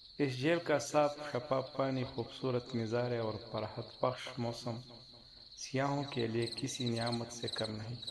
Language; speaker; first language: Urdu; non-native, local second language; Pashto